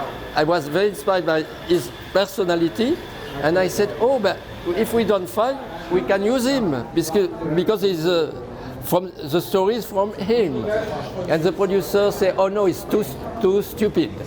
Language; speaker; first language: English; non-native, fluent; French